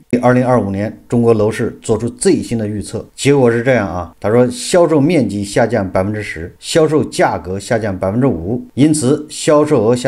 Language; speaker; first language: Chinese; native; Chinese